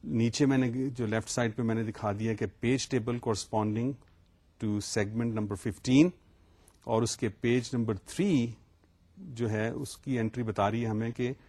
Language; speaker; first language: Urdu; native; Urdu